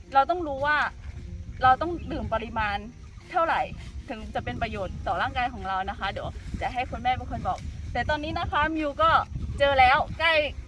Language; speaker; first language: Thai; non-native, local second language; Akha